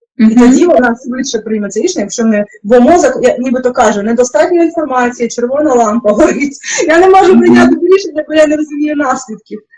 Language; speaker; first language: Ukrainian; non-native, local second language; Russian